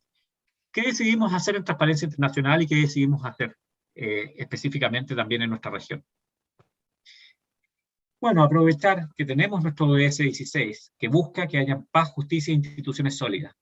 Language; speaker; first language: Spanish; native; Spanish